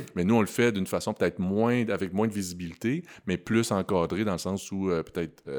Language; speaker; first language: French; native; French